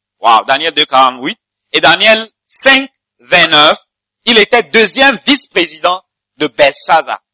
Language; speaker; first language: French; non-native, fluent; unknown